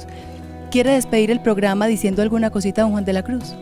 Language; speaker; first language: Spanish; native; Spanish